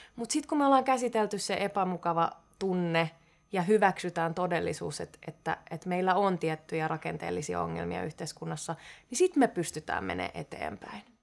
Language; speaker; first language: Finnish; native; Finnish